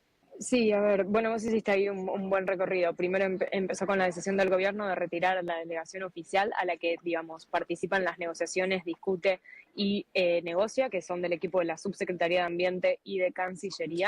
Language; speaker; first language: Spanish; native; Spanish